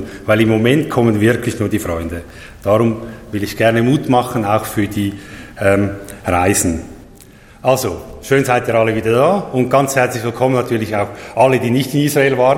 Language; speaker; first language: German; native; German